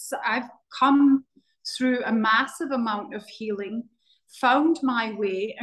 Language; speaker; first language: English; native; English